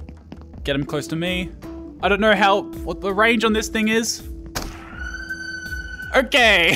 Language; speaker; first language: English; native; English